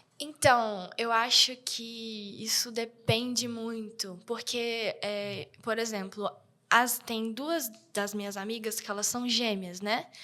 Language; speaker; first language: Portuguese; early bilingual, heritage; Portuguese